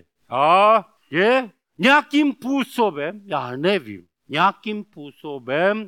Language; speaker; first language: Czech; non-native, learner; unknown